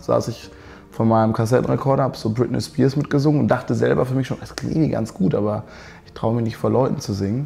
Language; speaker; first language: German; native; German